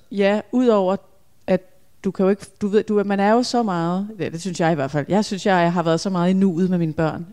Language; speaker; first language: Danish; native; Danish